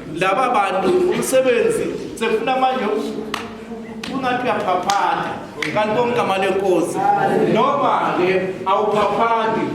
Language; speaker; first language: Zulu; native; Zulu